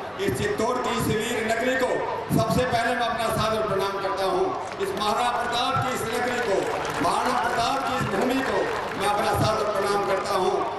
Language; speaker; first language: Hindi; native; Hindi